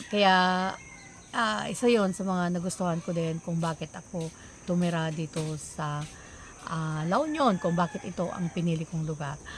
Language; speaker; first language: Filipino; non-native, local second language; Iloko